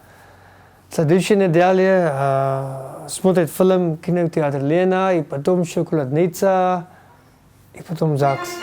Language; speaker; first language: Russian; non-native, learner; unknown